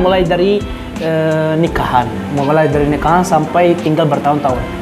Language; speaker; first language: Indonesian; non-native, learner; Arabic